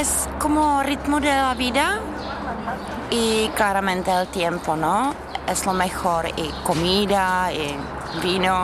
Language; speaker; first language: Spanish; non-native, fluent; Czech